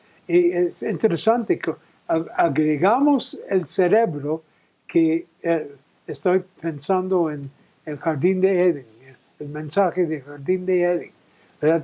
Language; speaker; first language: Spanish; non-native, fluent; English